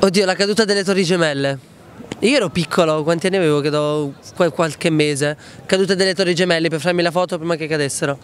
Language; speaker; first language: Italian; native; Italian